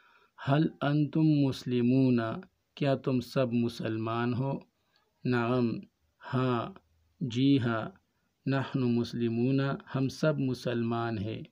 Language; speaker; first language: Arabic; non-native, fluent; Urdu